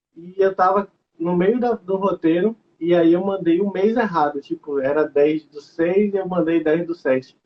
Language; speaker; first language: Portuguese; native; Portuguese